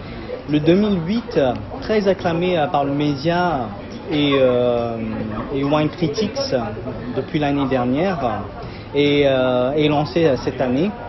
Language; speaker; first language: French; non-native, fluent; Cantonese